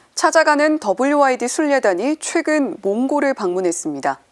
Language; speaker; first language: Korean; native; Korean